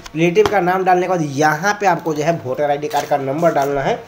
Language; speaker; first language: Hindi; native; Hindi